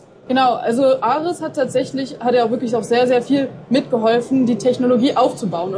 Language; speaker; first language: German; native; German